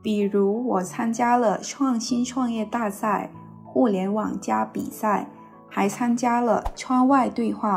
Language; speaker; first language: Chinese; non-native, fluent; Thai